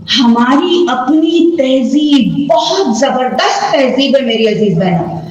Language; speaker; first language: Urdu; native; Urdu